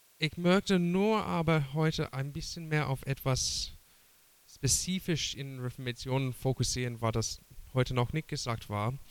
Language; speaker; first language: German; non-native, learner; English